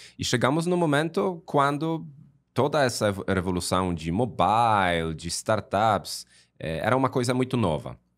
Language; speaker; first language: Portuguese; non-native, fluent; Polish